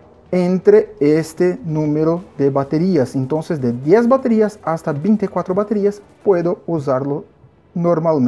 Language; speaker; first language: Spanish; non-native, fluent; Portuguese